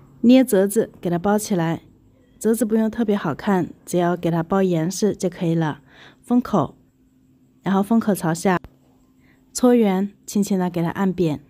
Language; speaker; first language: Chinese; native; Chinese